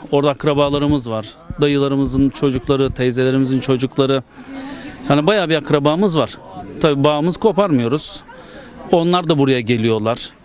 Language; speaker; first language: Turkish; native; Turkish